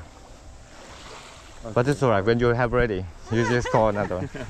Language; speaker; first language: English; non-native, learner; Thai